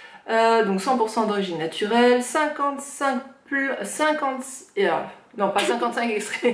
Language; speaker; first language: French; native; French